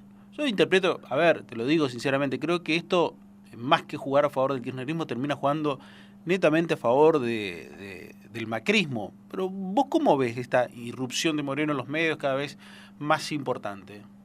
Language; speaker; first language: Spanish; native; Spanish